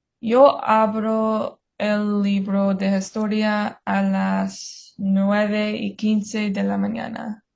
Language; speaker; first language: Spanish; non-native, learner; English